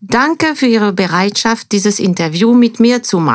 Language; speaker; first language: German; non-native, fluent; French